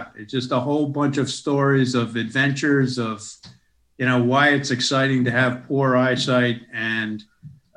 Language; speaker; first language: English; native; English